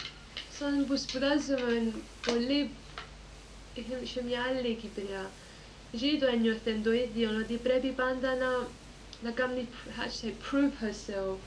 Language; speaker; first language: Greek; early bilingual, heritage; Greek